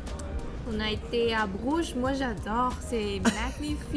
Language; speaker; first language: French; non-native, learner; Thai